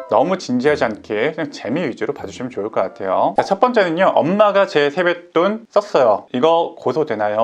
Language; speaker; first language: Korean; native; Korean